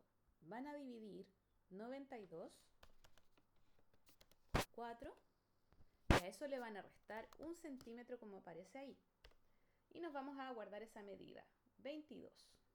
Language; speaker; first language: Spanish; native; Spanish